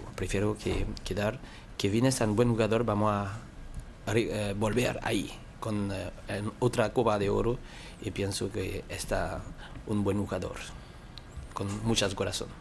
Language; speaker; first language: Spanish; non-native, learner; French